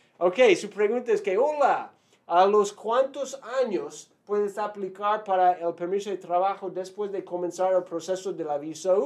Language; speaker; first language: Spanish; non-native, fluent; English